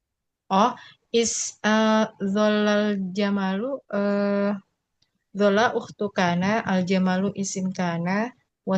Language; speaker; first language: Arabic; non-native, learner; Indonesian